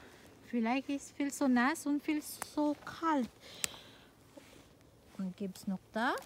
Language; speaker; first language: German; non-native, learner; Filipino